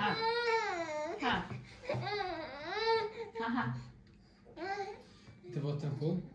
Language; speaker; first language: Swedish; early bilingual, other home language; Turkish